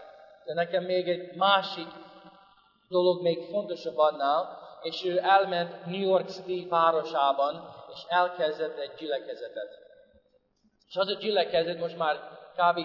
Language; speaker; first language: Hungarian; non-native, fluent; English